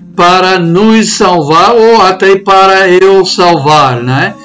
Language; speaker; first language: Portuguese; non-native, fluent; English